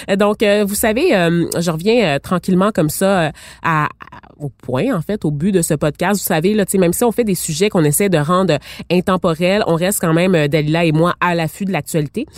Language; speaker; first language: French; native; French